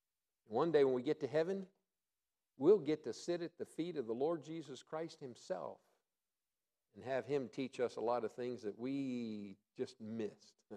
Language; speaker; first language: English; native; English